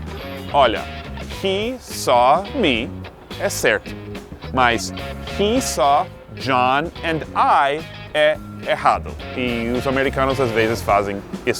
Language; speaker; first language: Portuguese; non-native, fluent; English